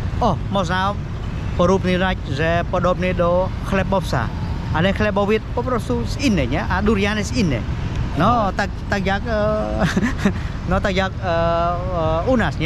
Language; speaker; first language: Polish; non-native, learner; Khmer